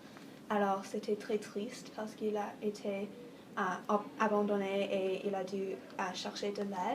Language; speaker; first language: French; non-native, fluent; English